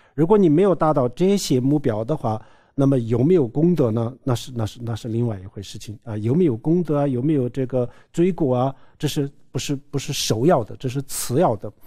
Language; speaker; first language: Chinese; non-native, local second language; Tibetan